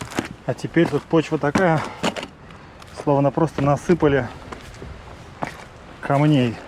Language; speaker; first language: Russian; native; Russian